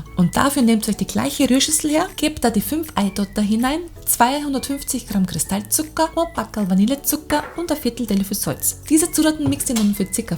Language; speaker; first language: German; native; German